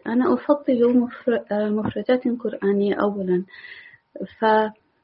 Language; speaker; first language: Arabic; non-native, learner; English